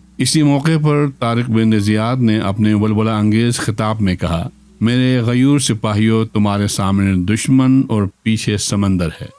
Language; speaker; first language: Urdu; non-native, local second language; Brahui